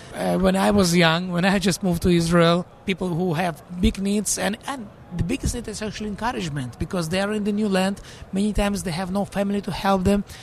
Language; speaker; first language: English; non-native, fluent; Russian